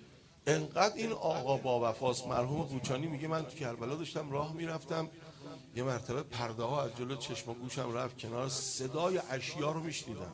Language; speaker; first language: Persian; native; Persian